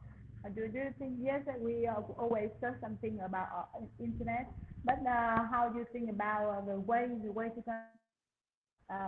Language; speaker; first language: English; non-native, learner; Vietnamese